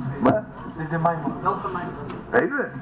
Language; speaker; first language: Hebrew; non-native, fluent; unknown